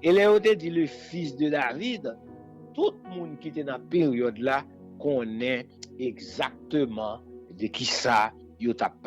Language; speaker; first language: French; non-native, local second language; Haitian Creole